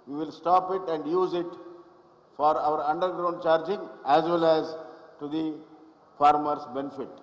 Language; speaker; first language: English; non-native, local second language; Kannada